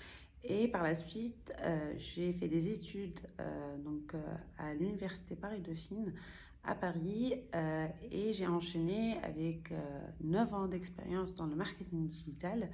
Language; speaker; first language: French; non-native, local second language; Arabic